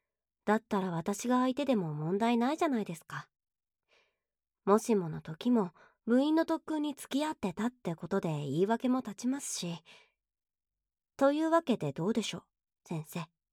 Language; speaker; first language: Japanese; native; Japanese